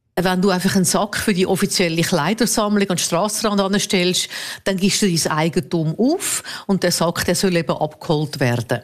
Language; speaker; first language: German; native; German